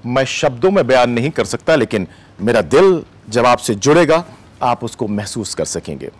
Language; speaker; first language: Hindi; native; Hindi